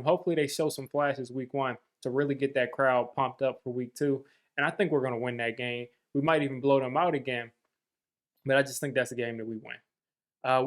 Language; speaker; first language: English; native; English